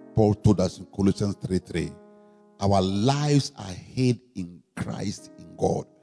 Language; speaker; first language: English; non-native, local second language; Akan